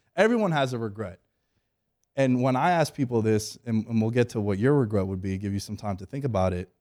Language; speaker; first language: English; early bilingual, other home language; Greek